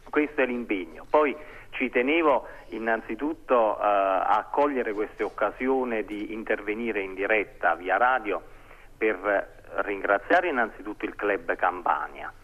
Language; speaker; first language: Italian; native; Italian